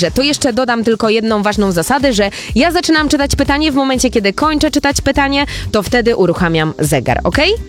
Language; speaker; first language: Polish; native; Polish